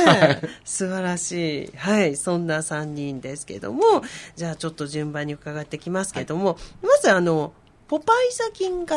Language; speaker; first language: Japanese; native; Japanese